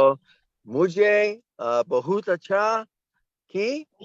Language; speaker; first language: Hindi; non-native, learner; English